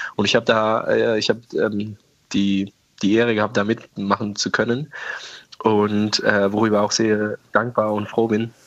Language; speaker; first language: German; non-native, fluent; Persian